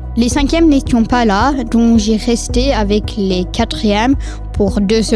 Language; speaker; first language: French; non-native, local second language; English